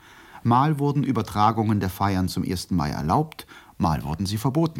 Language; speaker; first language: German; native; German